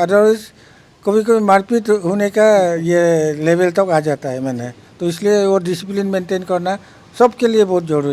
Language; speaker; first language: Hindi; non-native, local second language; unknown